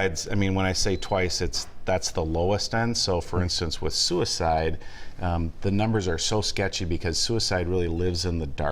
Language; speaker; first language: English; native; English